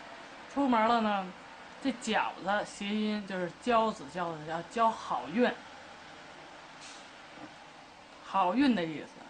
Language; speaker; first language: Chinese; native; Chinese